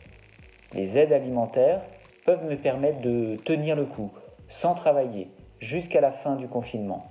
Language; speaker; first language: French; native; French